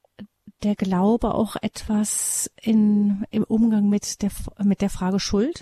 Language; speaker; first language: German; native; German